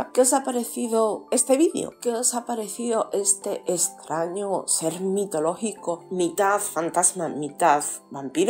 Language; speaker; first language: Spanish; native; Spanish